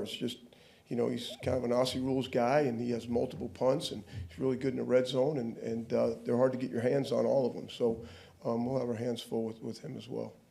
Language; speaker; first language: English; native; English